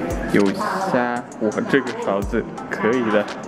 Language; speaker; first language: Chinese; non-native, learner; Russian